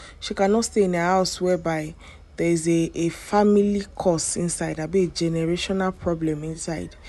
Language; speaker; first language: Nigerian Pidgin; native; Nigerian Pidgin